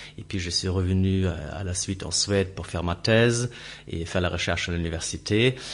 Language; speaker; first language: French; non-native, fluent; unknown